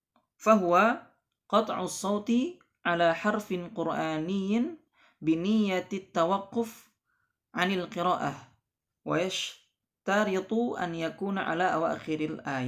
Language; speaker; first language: Arabic; non-native, fluent; Indonesian